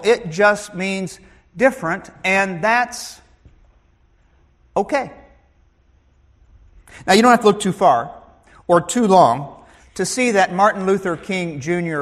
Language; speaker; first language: English; native; English